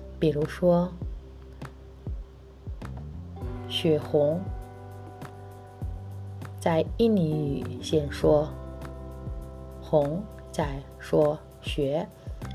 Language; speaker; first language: Chinese; non-native, fluent; Indonesian